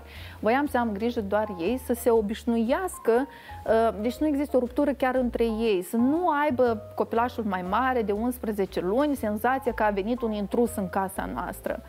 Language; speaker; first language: Romanian; native; Romanian